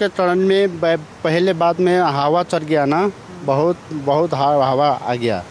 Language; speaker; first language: Hindi; non-native, learner; Nepali